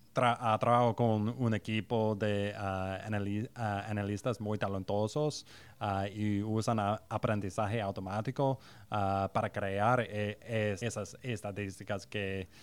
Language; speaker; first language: Spanish; non-native, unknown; English